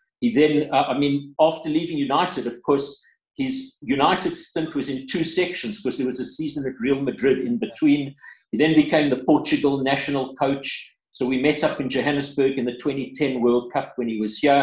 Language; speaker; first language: English; native; English